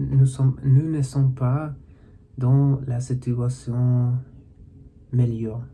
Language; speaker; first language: French; non-native, learner; English